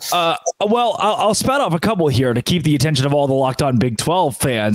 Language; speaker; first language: English; native; English